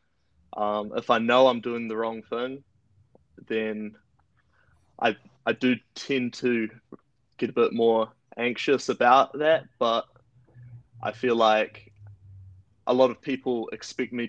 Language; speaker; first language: English; native; English